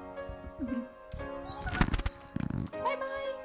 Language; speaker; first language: Russian; non-native, fluent; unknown